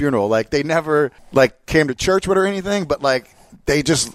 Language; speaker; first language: English; native; English